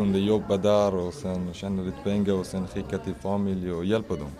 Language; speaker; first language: Swedish; non-native, fluent; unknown